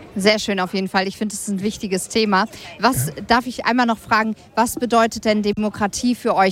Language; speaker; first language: German; native; German